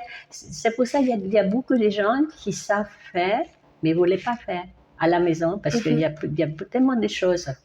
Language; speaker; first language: French; non-native, learner; Vietnamese